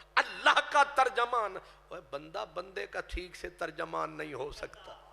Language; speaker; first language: Urdu; non-native, local second language; Punjabi